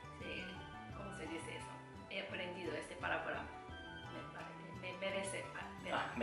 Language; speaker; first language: Spanish; non-native, learner; Japanese